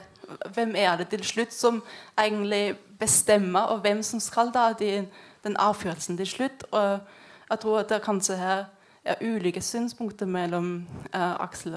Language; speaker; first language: Norwegian; non-native, fluent; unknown